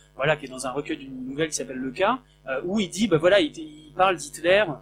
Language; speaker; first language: French; native; French